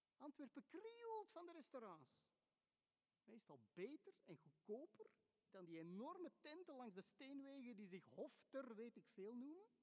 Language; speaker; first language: Dutch; native; Dutch